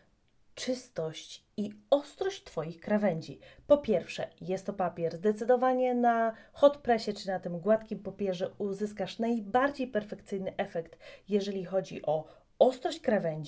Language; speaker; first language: Polish; native; Polish